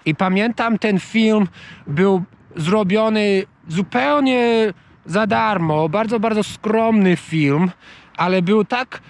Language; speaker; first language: Polish; non-native, learner; English